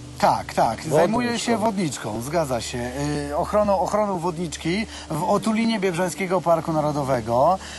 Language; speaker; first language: Polish; native; Polish